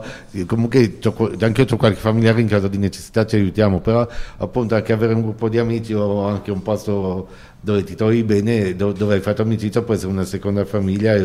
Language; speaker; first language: Italian; native; Italian